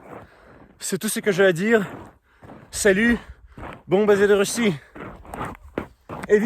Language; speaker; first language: French; non-native, fluent; Russian